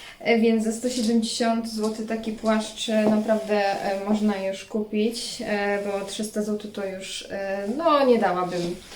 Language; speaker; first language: Polish; native; Polish